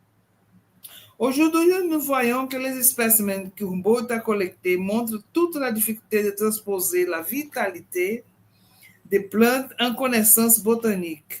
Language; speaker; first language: French; non-native, fluent; Portuguese